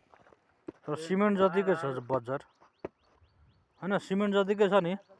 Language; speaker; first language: Nepali; non-native, local second language; Maithili